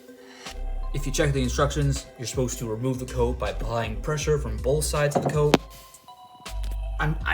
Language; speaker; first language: English; native; English